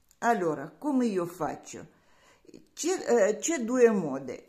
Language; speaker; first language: Italian; non-native, learner; Russian